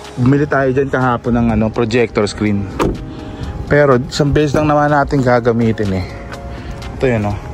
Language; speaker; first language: Filipino; native; Filipino